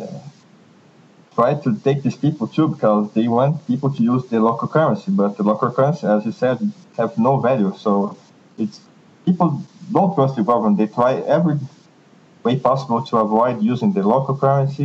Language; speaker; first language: English; non-native, fluent; Portuguese